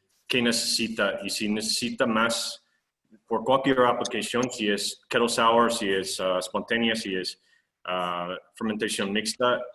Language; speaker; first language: Spanish; non-native, fluent; English